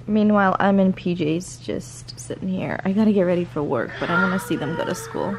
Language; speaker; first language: English; native; English